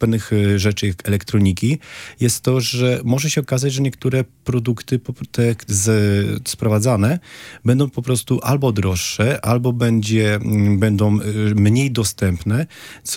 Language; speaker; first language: Polish; native; Polish